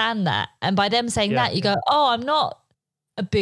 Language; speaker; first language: English; non-native, local second language; Polish